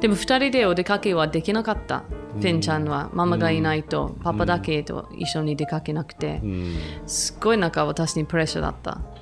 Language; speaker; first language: Japanese; non-native, fluent; English